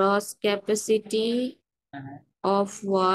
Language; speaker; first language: English; non-native, local second language; Bangla